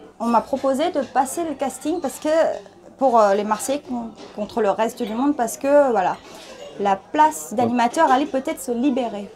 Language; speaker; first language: French; early bilingual, other home language; Thai